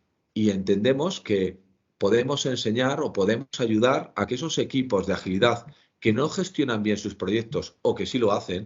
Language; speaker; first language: Spanish; native; Spanish